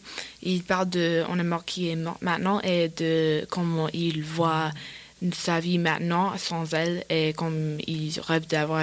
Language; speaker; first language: French; non-native, learner; English